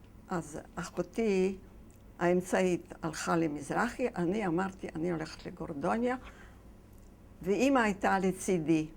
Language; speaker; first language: Hebrew; non-native, fluent; Yiddish